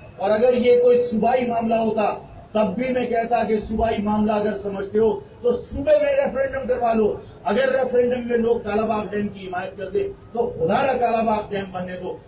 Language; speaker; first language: Urdu; native; Urdu